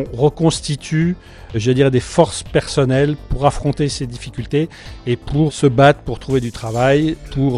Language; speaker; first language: French; native; French